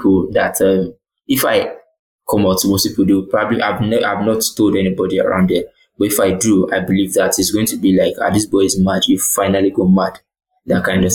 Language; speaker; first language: English; non-native, local second language; Yoruba